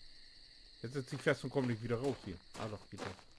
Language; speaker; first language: German; native; German